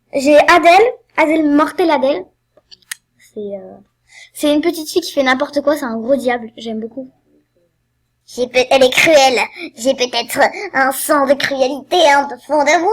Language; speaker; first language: French; native; French